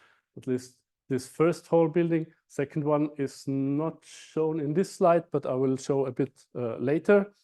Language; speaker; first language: English; non-native, fluent; German